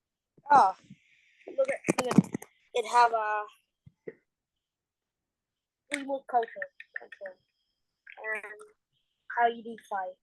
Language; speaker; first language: English; non-native, learner; Thai